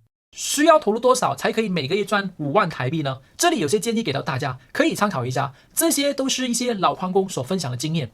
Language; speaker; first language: Chinese; early bilingual, heritage; Chinese